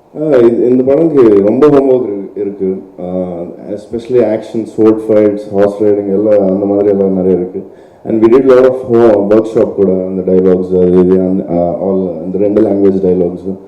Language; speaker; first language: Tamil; non-native, learner; Telugu